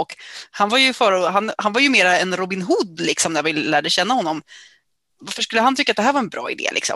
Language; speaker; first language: Swedish; native; Swedish